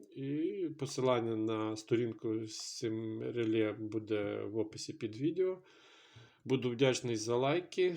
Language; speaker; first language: Ukrainian; non-native, local second language; Russian